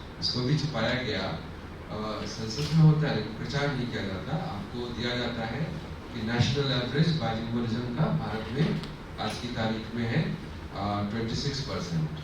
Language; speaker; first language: Hindi; non-native, local second language; Maithili